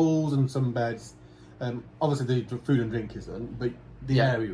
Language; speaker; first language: English; native; English